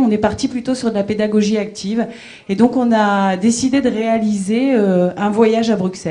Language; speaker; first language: French; native; French